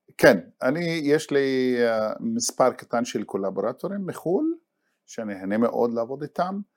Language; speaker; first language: Hebrew; non-native, local second language; Arabic